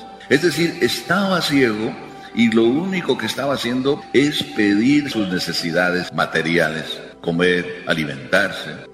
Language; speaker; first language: Spanish; native; Spanish